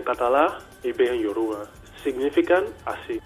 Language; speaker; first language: Catalan; non-native, fluent; Yoruba